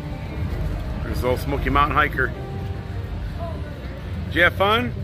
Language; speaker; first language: English; native; English